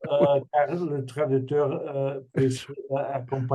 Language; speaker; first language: French; non-native, fluent; Portuguese